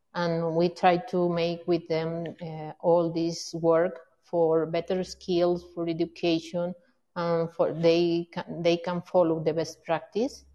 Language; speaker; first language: English; non-native, learner; Spanish